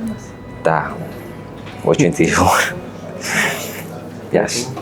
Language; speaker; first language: Russian; non-native, learner; Uzbek